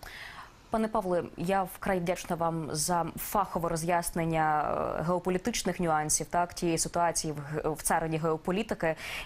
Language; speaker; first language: Ukrainian; native; Ukrainian